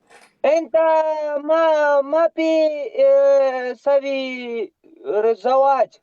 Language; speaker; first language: Arabic; non-native, learner; Pashto